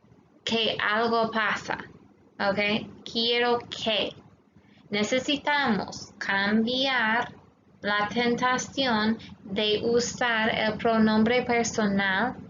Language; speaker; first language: Spanish; non-native, fluent; English